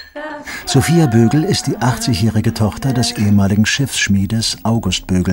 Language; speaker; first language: German; native; German